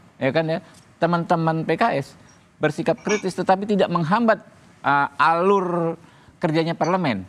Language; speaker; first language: Indonesian; native; Indonesian